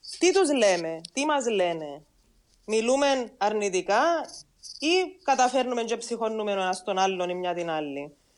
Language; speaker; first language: Greek; native; Greek